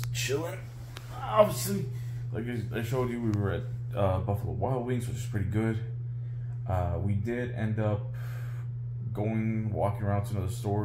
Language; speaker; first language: English; early bilingual, other home language; Spanish